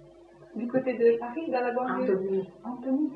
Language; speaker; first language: French; native; French